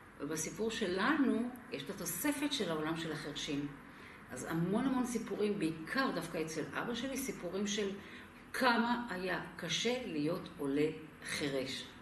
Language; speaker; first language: Hebrew; non-native, local second language; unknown